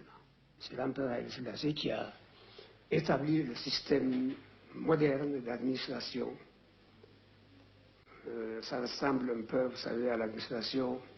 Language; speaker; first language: French; non-native, fluent; Amharic